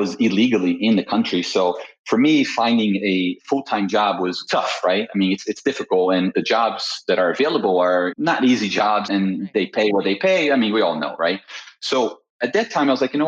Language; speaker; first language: English; non-native, fluent; Portuguese